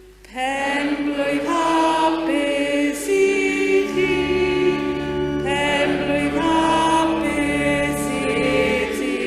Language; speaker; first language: Welsh; native; Welsh